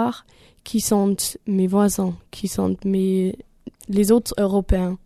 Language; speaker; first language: French; non-native, learner; German